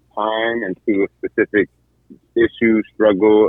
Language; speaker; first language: English; native; English